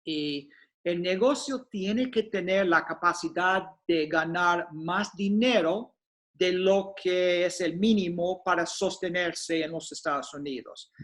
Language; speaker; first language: Spanish; non-native, fluent; English